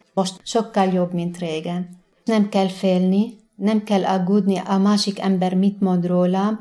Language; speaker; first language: Hungarian; non-native, fluent; Arabic